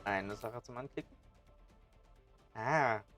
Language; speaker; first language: German; native; German